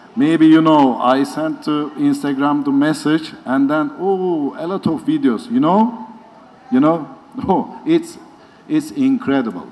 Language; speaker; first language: English; non-native, learner; Turkish